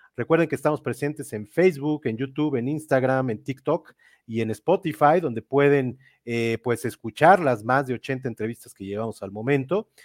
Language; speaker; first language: Spanish; native; Spanish